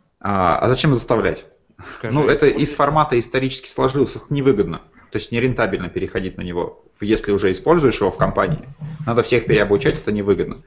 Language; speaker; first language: Russian; native; Russian